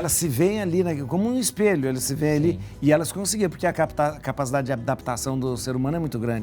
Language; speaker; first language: Portuguese; native; Portuguese